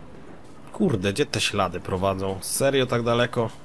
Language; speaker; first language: Polish; native; Polish